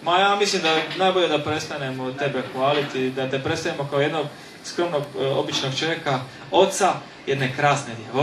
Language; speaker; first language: Bosnian; native; Bosnian